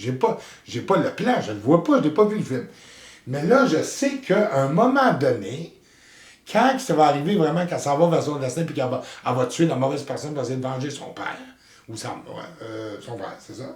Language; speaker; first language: French; native; French